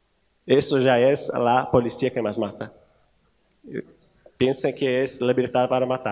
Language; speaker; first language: Spanish; non-native, learner; Portuguese